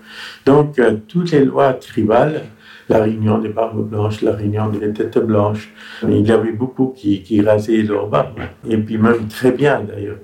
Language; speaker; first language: French; non-native, fluent; Persian